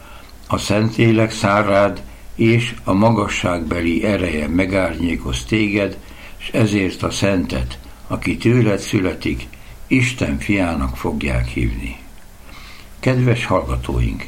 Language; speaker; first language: Hungarian; native; Hungarian